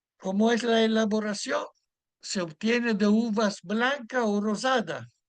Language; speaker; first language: Spanish; non-native, fluent; Italian